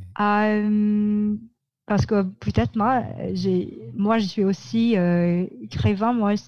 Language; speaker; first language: French; non-native, fluent; Filipino